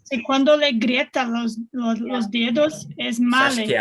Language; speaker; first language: Spanish; non-native, learner; Portuguese